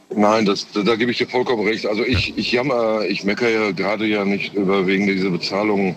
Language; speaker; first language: German; early bilingual, other home language; Turkish